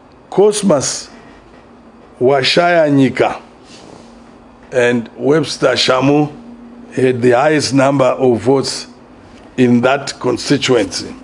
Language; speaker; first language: English; non-native, local second language; Shona